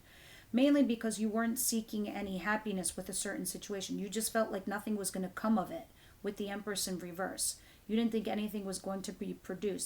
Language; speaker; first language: English; native; English